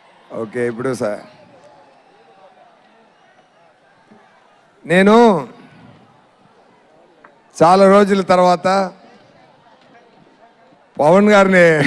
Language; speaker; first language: Telugu; non-native, learner; Tamil